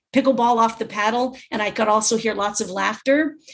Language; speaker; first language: English; native; English